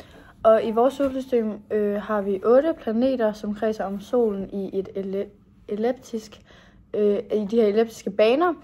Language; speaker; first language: Danish; native; Danish